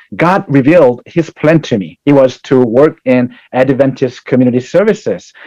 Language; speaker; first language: English; non-native, fluent; Korean